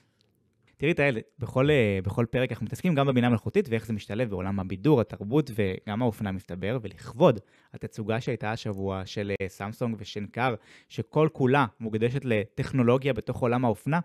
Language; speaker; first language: Hebrew; native; Hebrew